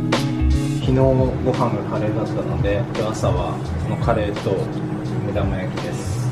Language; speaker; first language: Japanese; native; Japanese